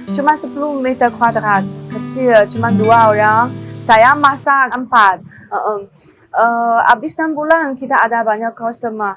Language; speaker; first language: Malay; non-native, learner; Chinese